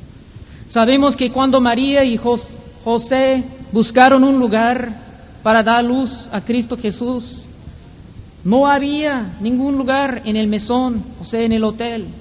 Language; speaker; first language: Spanish; non-native, fluent; English